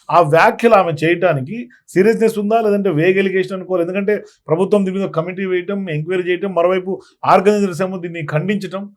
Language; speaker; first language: Telugu; native; Telugu